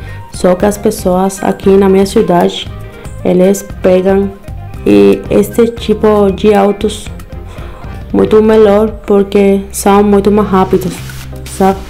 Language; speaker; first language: Portuguese; non-native, learner; Spanish